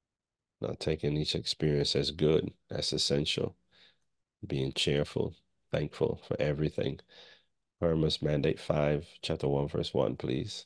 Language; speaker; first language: English; native; English